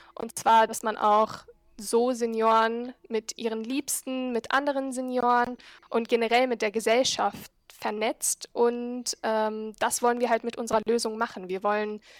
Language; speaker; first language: German; non-native, fluent; Arabic